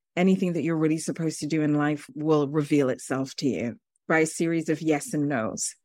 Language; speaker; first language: English; native; English